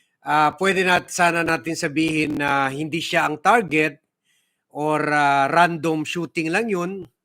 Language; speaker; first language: Filipino; native; Filipino